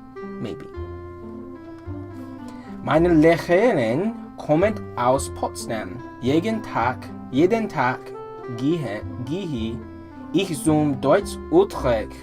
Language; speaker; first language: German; non-native, learner; English